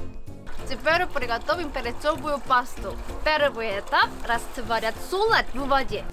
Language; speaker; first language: Russian; non-native, learner; Korean